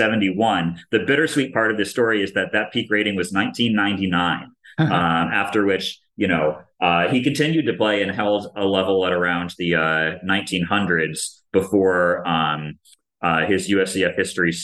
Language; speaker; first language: English; native; English